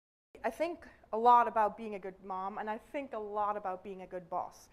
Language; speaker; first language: English; non-native, fluent; German